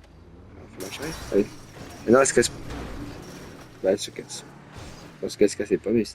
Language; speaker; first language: French; native; French